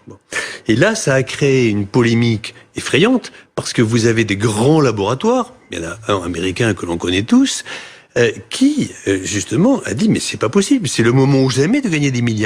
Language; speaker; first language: French; native; French